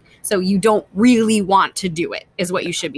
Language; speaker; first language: English; native; English